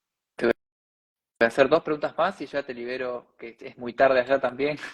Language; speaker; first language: Spanish; native; Spanish